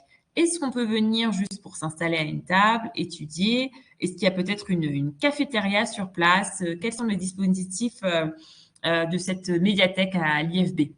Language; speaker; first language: French; native; French